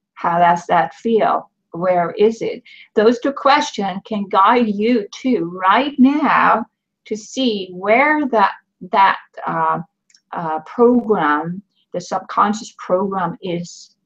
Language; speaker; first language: English; non-native, fluent; Swedish